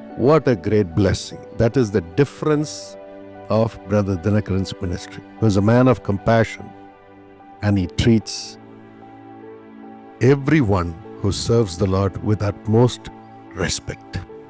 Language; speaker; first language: English; non-native, local second language; Tamil